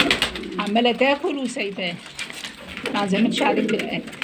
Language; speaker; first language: Arabic; native; Arabic